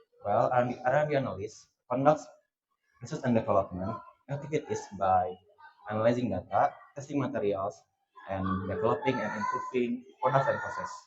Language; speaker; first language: English; non-native, learner; Indonesian